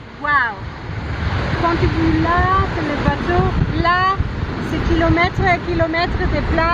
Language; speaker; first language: French; non-native, learner; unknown